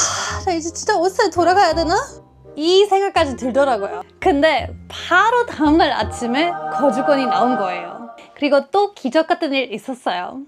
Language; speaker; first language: Korean; non-native, fluent; German